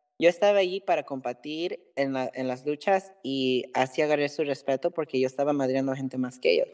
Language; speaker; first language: Spanish; early bilingual, heritage; Spanish